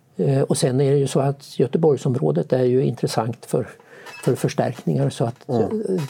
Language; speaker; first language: Swedish; native; Swedish